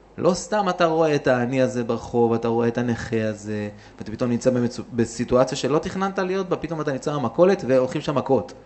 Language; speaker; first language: Hebrew; native; Hebrew